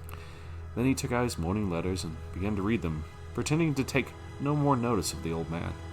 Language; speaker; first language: English; native; English